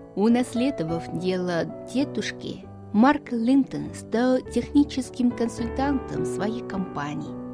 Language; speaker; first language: Russian; non-native, fluent; Chinese